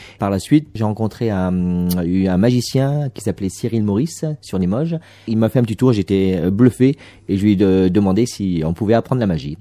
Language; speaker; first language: French; native; French